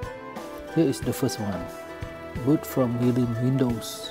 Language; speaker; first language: English; non-native, local second language; Malay